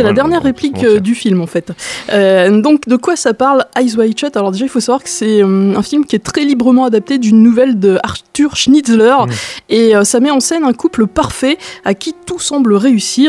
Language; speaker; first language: French; native; French